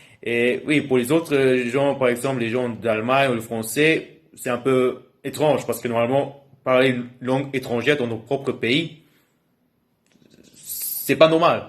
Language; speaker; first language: French; non-native, local second language; Luxembourgish